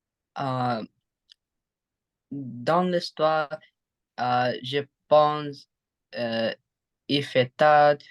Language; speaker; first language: French; non-native, learner; English